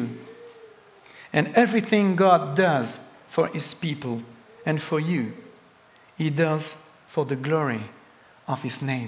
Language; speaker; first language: English; non-native, fluent; French